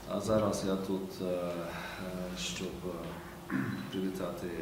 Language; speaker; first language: Ukrainian; non-native, fluent; Norwegian